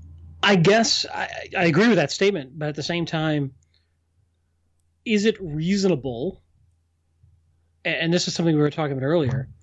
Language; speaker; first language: English; native; English